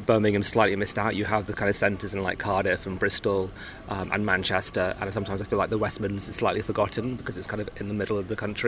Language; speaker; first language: English; native; English